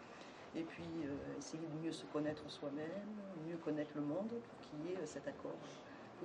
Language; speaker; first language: French; native; French